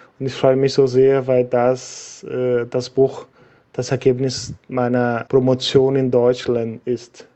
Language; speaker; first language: German; non-native, fluent; Portuguese